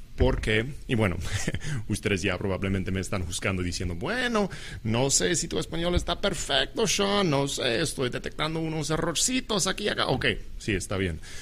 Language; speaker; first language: Spanish; non-native, fluent; English